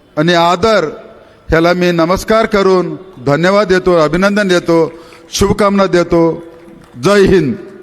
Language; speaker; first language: Marathi; non-native, local second language; Kannada